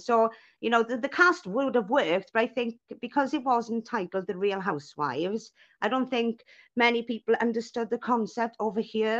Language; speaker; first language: English; native; English